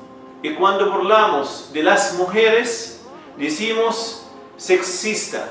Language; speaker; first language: Spanish; non-native, fluent; Arabic